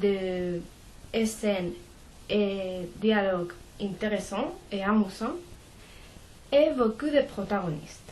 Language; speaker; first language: French; non-native, learner; Spanish